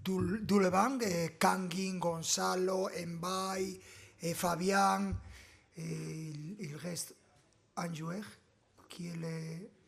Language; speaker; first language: French; non-native, learner; Spanish